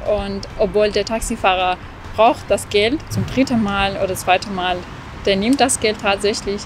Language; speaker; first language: German; non-native, fluent; Persian